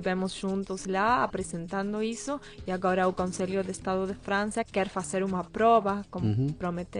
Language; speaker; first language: Portuguese; non-native, fluent; Spanish